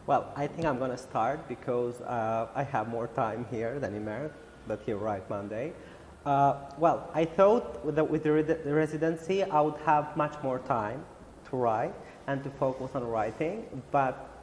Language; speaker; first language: English; non-native, fluent; Albanian